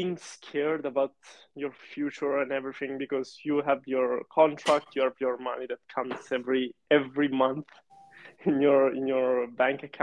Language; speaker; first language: English; non-native, fluent; Italian